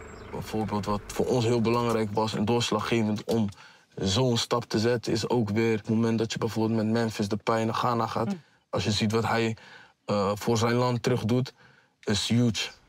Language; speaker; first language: Dutch; early bilingual, other home language; Kabuverdianu